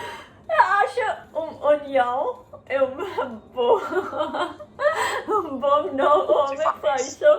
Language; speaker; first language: Portuguese; non-native, learner; German